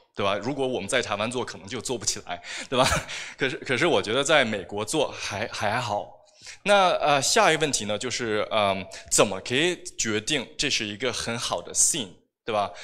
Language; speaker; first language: Chinese; non-native, fluent; German